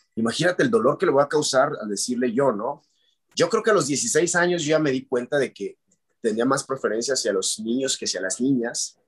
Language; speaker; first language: Spanish; native; Spanish